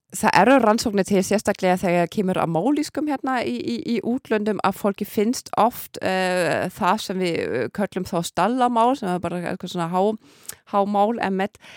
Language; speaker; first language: Icelandic; non-native, fluent; German